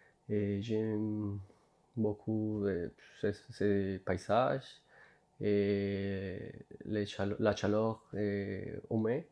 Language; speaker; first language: French; non-native, learner; Spanish